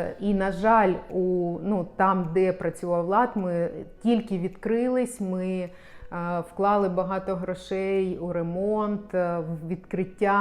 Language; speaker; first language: Ukrainian; non-native, local second language; Russian